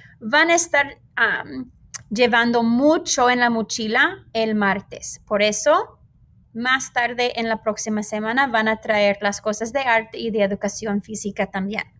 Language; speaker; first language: Spanish; non-native, fluent; English